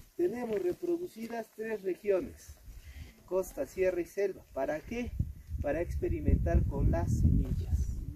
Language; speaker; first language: Spanish; native; Spanish